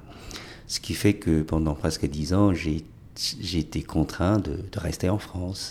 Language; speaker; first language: French; non-native, fluent; Chinese